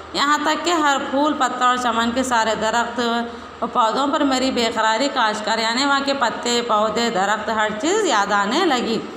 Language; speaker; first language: Urdu; native; Urdu